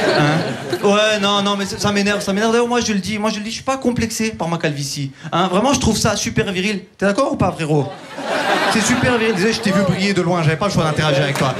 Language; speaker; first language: French; early bilingual, other home language; Turkish